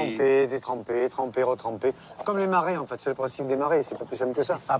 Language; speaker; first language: French; native; French